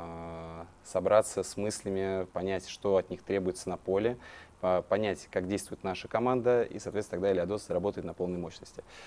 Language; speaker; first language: Russian; native; Russian